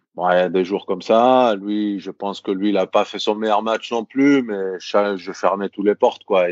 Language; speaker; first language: French; non-native, fluent; Greek